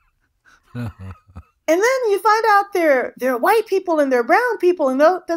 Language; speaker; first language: English; native; English